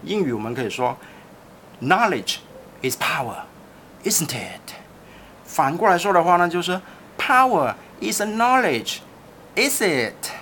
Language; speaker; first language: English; non-native, local second language; Chinese